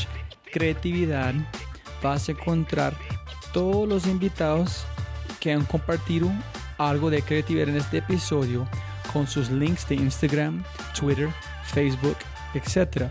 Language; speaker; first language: Spanish; non-native, fluent; English